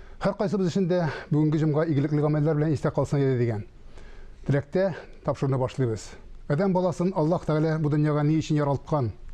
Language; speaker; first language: Tatar; native; Tatar